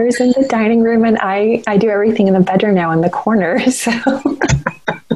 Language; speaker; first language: English; native; English